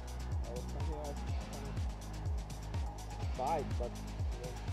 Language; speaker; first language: English; non-native, learner; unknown